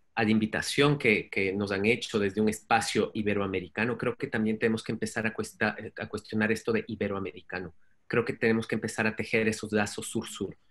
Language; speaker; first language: Spanish; native; Spanish